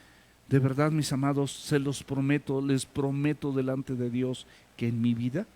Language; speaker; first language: Spanish; native; Spanish